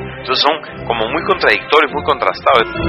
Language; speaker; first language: Spanish; native; Spanish